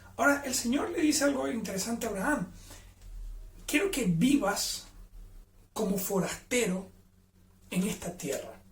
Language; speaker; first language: Spanish; native; Spanish